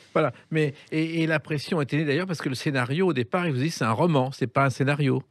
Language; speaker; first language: French; native; French